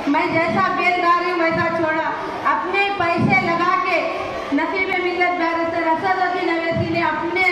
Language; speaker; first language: Urdu; native; Urdu